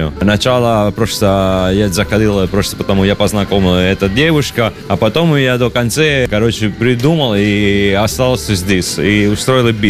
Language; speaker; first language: Russian; non-native, learner; Italian